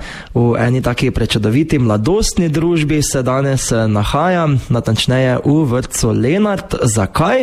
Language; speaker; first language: Slovenian; native; Slovenian